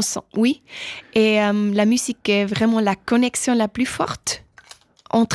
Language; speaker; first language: French; non-native, local second language; German